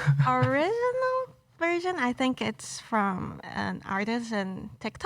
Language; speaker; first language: English; non-native, local second language; Chinese